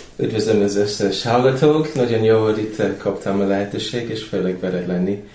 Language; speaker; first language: Hungarian; non-native, fluent; English